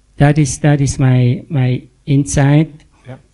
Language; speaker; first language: English; non-native, fluent; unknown